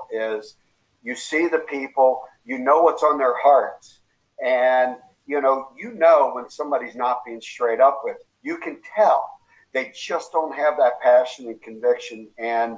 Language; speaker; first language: English; native; English